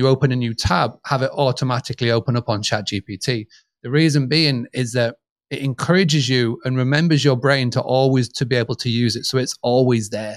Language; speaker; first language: English; native; English